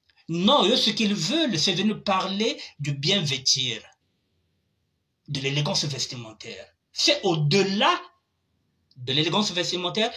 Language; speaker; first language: French; non-native, local second language; Lingala